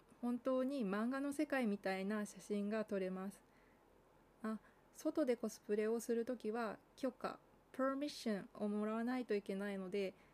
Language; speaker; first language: Japanese; native; Japanese